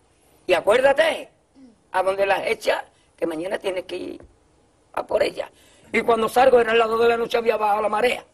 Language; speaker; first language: Spanish; native; Spanish